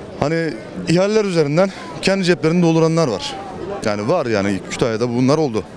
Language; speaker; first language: Turkish; native; Turkish